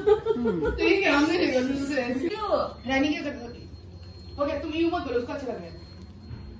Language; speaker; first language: Hindi; non-native, local second language; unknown